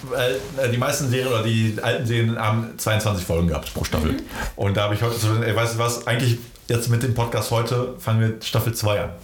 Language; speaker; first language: German; early bilingual, other home language; Polish